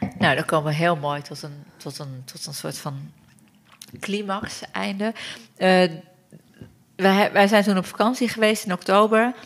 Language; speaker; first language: Dutch; early bilingual, other home language; Turkish